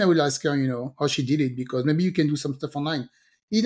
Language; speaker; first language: English; non-native, fluent; French